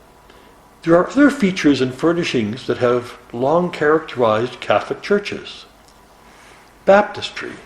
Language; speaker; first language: English; native; English